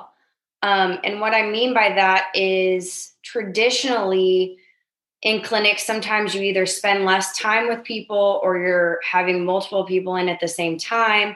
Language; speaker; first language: English; native; English